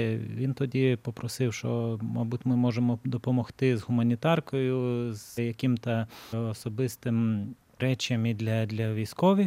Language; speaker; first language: Ukrainian; non-native, learner; Lithuanian